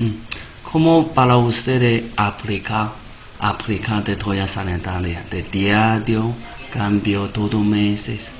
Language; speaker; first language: Spanish; non-native, learner; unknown